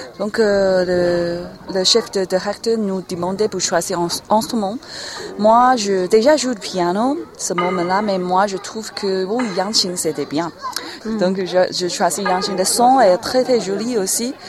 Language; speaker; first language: French; non-native, learner; Chinese